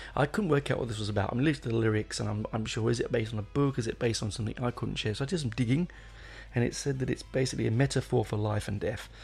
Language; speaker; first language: English; native; English